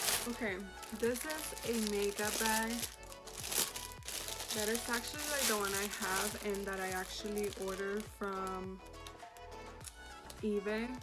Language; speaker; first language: English; early bilingual, other home language; Spanish